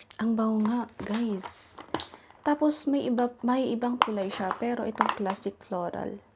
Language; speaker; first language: Filipino; native; Filipino